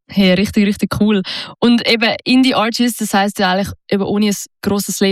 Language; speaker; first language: German; native; German